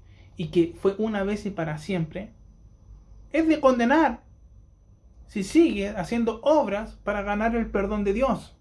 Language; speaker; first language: Spanish; native; Spanish